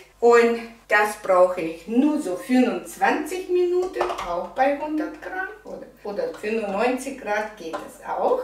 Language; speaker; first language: German; non-native, fluent; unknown